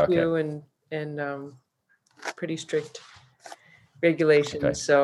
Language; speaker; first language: English; native; English